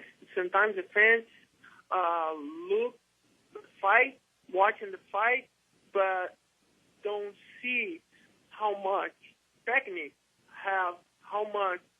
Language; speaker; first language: English; non-native, learner; Portuguese